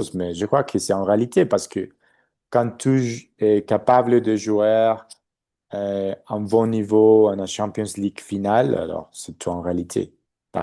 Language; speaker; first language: French; non-native, learner; Spanish